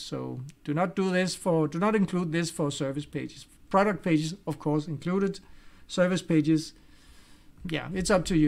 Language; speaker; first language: English; non-native, fluent; Danish